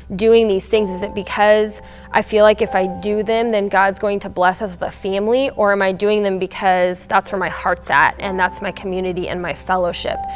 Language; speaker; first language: English; native; English